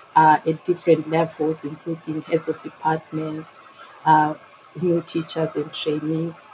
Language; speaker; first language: English; non-native, local second language; Shona